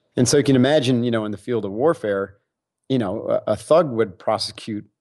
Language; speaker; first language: English; native; English